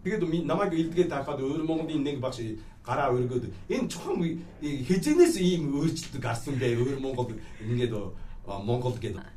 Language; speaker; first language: Mongolian; non-native, fluent; Japanese